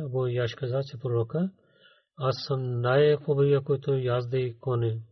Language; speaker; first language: Bulgarian; non-native, learner; Urdu